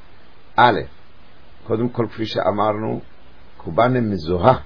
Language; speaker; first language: Hebrew; native; Hebrew